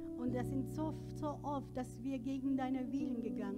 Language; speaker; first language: German; non-native, learner; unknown